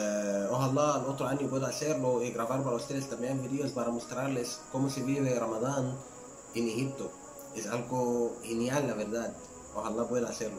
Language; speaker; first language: Spanish; non-native, learner; Arabic